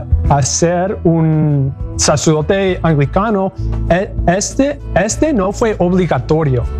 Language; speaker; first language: Spanish; non-native, learner; English